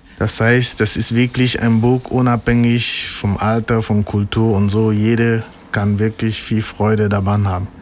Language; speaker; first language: German; non-native, fluent; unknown